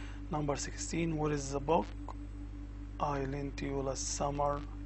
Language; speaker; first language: English; non-native, fluent; Arabic